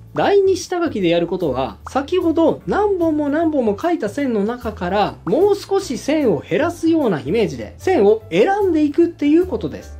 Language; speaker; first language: Japanese; native; Japanese